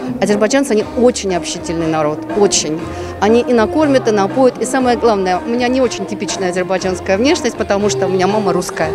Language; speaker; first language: Russian; early bilingual, other home language; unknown